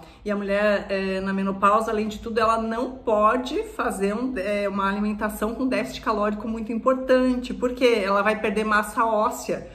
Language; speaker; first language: Portuguese; native; Portuguese